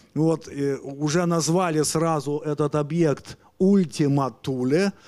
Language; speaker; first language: Russian; native; Russian